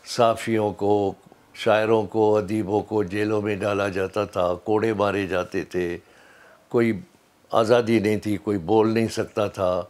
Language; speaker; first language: Urdu; native; Urdu